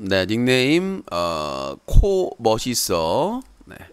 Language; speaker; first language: Korean; native; Korean